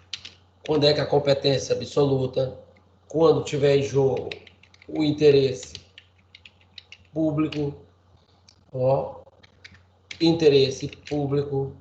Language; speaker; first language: Portuguese; native; Portuguese